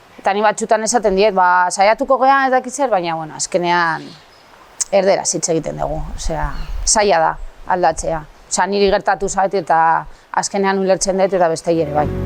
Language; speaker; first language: Basque; non-native, local second language; Spanish